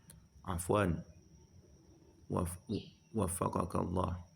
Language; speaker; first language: Arabic; non-native, fluent; French